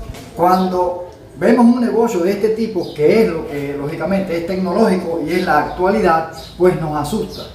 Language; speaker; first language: Spanish; native; Spanish